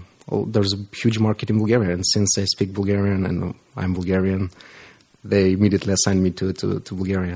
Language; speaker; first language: English; non-native, fluent; Romanian